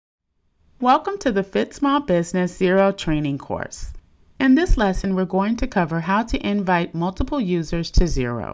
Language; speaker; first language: English; native; English